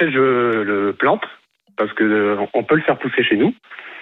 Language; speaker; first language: French; native; French